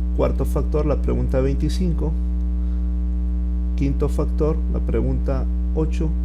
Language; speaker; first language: Spanish; native; Spanish